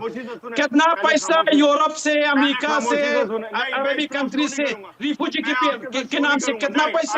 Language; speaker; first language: Hindi; non-native, fluent; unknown